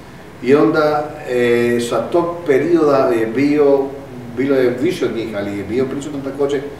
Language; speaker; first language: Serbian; non-native, fluent; Spanish